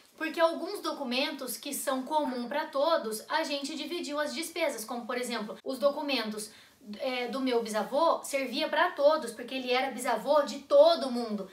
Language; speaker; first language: Portuguese; native; Portuguese